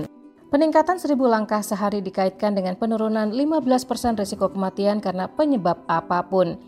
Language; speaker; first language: Indonesian; native; Indonesian